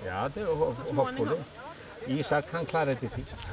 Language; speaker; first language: Swedish; non-native, learner; Icelandic